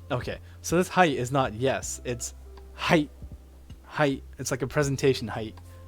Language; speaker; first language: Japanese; non-native, learner; English